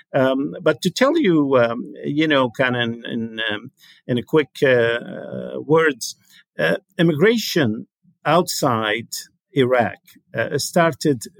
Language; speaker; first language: English; non-native, fluent; Arabic